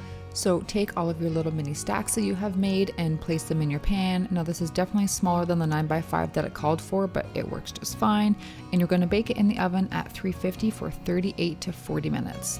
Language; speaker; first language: English; native; English